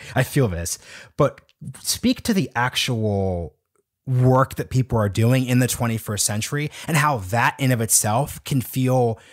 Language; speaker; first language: English; native; English